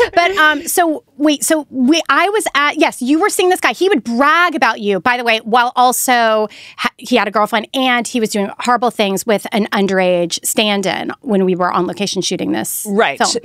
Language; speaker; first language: English; native; English